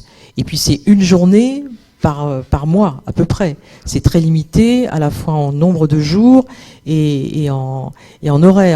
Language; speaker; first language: French; native; French